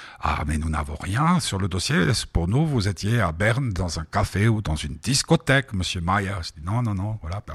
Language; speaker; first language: French; native; French